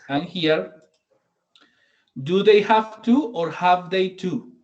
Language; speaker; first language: English; non-native, learner; Spanish